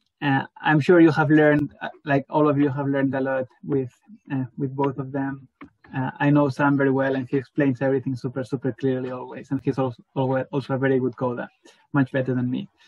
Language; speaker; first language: English; non-native, fluent; Spanish